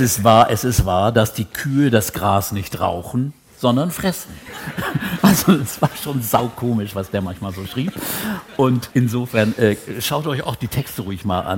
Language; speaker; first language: German; native; German